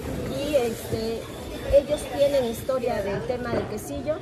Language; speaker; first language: Spanish; native; Spanish